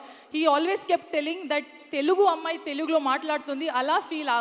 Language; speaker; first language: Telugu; non-native, learner; Kannada